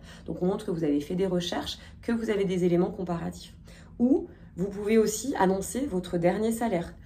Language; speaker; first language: French; native; French